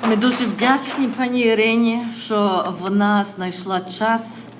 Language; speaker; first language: Ukrainian; early bilingual, other home language; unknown